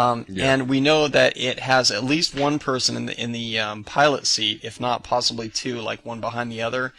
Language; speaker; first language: English; native; English